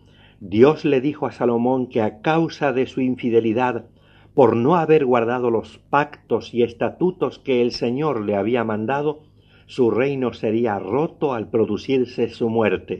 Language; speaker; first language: Spanish; native; Spanish